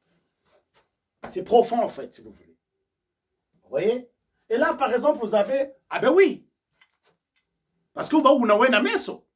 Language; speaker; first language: French; non-native, local second language; Kongo